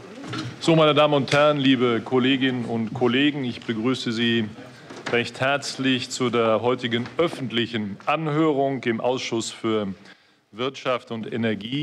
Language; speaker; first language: German; native; German